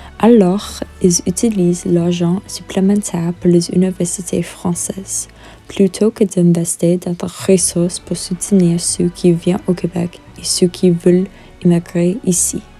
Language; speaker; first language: French; non-native, local second language; English